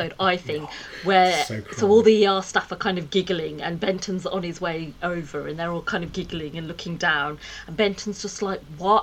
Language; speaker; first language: English; native; English